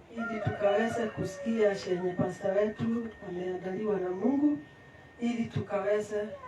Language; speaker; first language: Swahili; non-native, local second language; Kikuyu